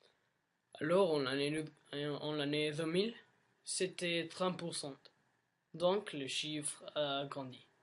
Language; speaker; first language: French; non-native, learner; Spanish